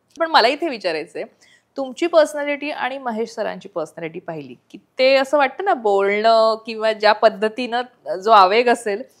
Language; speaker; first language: Marathi; native; Marathi